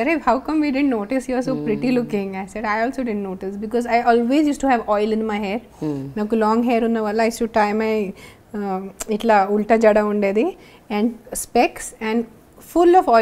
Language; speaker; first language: Telugu; non-native, local second language; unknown